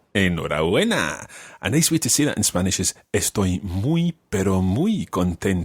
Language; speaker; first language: Spanish; non-native, fluent; English